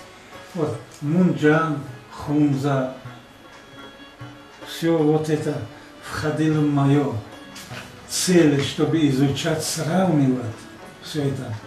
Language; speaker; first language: Russian; non-native, local second language; Tajik